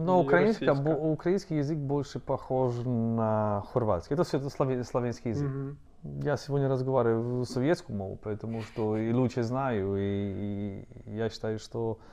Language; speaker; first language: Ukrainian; non-native, learner; Croatian